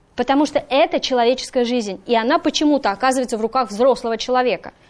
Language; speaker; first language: Russian; native; Russian